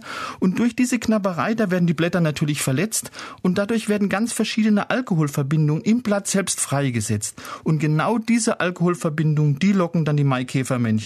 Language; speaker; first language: German; native; German